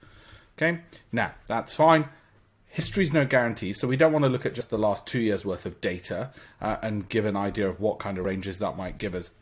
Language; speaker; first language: English; native; English